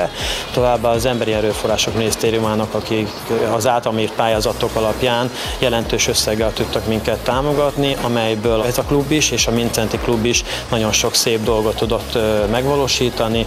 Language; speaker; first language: Hungarian; native; Hungarian